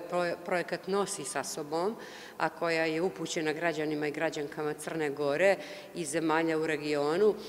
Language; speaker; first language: Serbian; native; Serbian